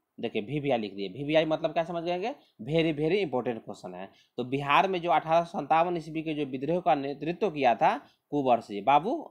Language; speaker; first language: Hindi; native; Hindi